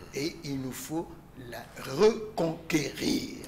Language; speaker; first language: French; non-native, local second language; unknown